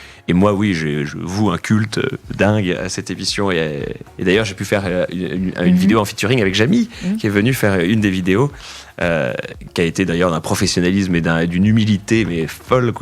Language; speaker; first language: French; native; French